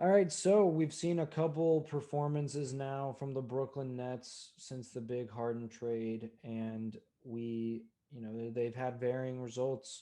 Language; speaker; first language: English; native; English